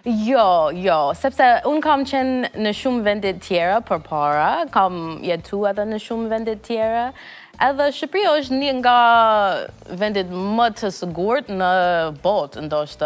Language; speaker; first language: Albanian; non-native, learner; English